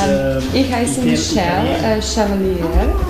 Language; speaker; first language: German; non-native, learner; Serbian